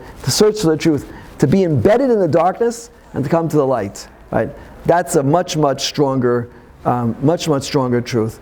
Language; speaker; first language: English; native; English